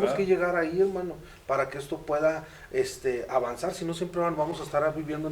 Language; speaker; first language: Spanish; native; Spanish